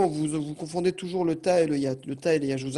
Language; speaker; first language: French; native; French